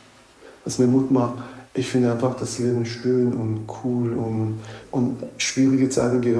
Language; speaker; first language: German; non-native, fluent; Persian